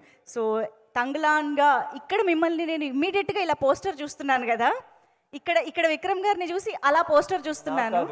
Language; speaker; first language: Telugu; native; Telugu